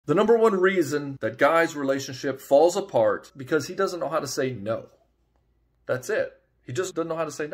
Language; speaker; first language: English; native; English